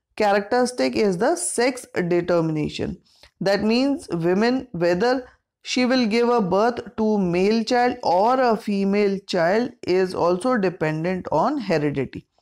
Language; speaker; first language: Hindi; native; Hindi